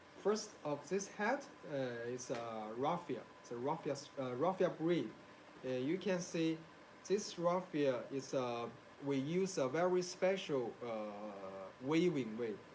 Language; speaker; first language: English; non-native, learner; Chinese